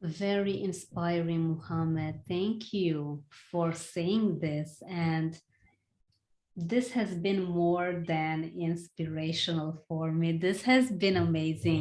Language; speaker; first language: English; non-native, fluent; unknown